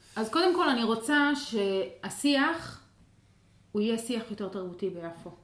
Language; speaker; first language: Hebrew; non-native, local second language; Arabic